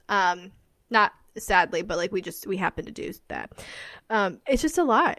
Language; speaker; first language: English; native; English